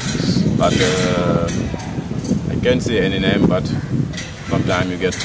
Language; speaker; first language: English; non-native, learner; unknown